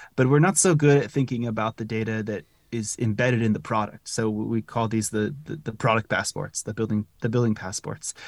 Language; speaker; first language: English; native; English